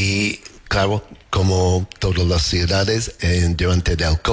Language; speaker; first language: Spanish; non-native, learner; English